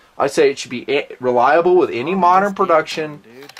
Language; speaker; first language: English; native; English